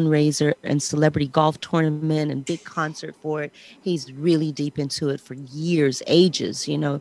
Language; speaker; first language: English; native; English